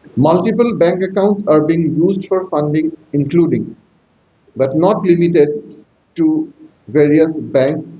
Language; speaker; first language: English; non-native, local second language; Assamese